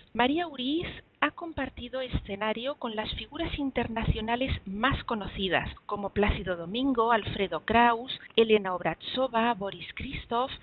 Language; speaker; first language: Spanish; native; Spanish